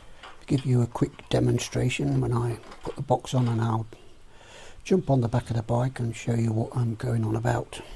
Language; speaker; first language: English; native; English